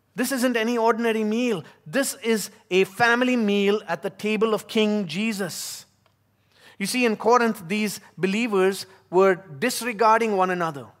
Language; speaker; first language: English; non-native, local second language; Tamil